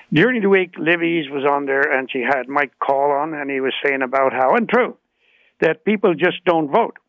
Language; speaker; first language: English; native; English